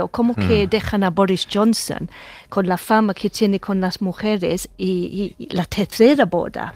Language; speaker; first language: Spanish; non-native, fluent; English